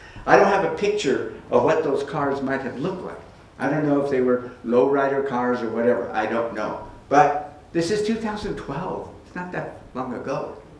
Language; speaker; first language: English; early bilingual, other home language; Spanish